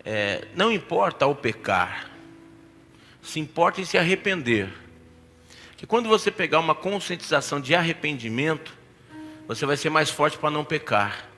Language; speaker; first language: Portuguese; native; Portuguese